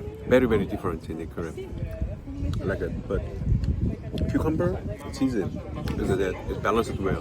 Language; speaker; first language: English; non-native, learner; Korean